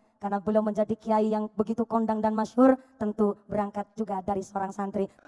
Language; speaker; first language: Indonesian; non-native, local second language; Javanese